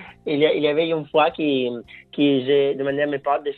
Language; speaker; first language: French; non-native, fluent; Italian